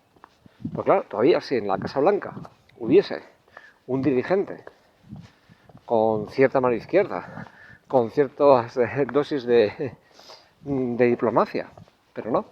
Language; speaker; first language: Spanish; native; Spanish